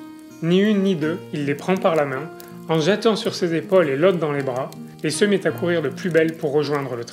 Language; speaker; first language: French; native; French